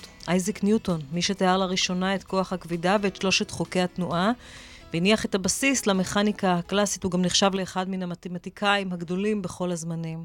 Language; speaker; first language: Hebrew; native; Hebrew